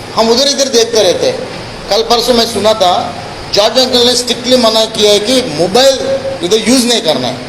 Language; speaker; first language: Hindi; non-native, local second language; Telugu